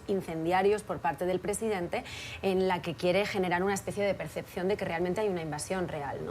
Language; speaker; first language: Spanish; native; Spanish